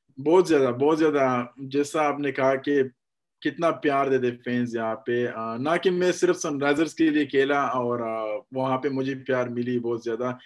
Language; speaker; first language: Hindi; non-native, fluent; Pashto